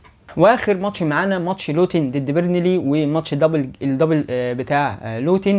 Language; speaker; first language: Arabic; native; Arabic